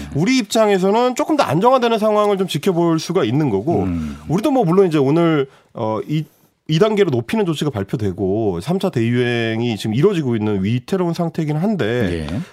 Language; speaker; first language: Korean; native; Korean